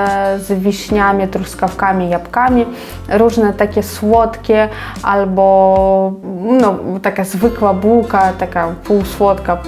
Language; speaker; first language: Polish; non-native, fluent; Ukrainian